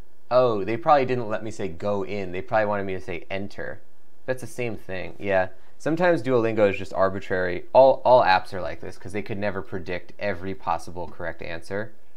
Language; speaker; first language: English; native; English